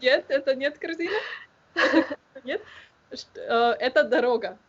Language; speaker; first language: Russian; non-native, learner; Slovenian